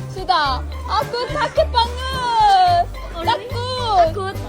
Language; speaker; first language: Indonesian; non-native, learner; Korean